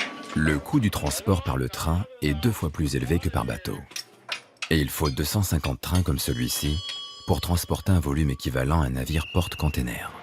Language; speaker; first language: French; native; French